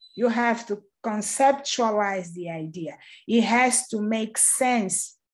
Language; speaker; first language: English; non-native, fluent; Portuguese